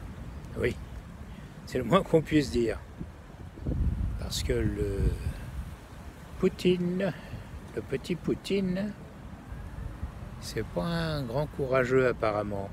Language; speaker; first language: French; native; French